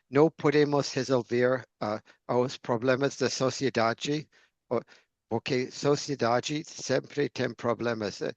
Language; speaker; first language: Portuguese; non-native, fluent; English